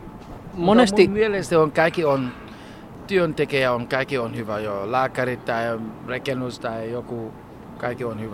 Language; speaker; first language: Finnish; non-native, learner; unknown